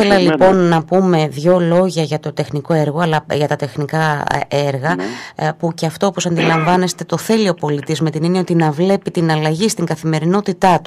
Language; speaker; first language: Greek; native; Greek